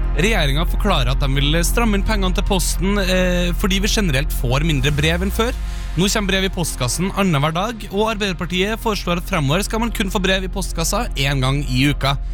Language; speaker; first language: Norwegian; native; Norwegian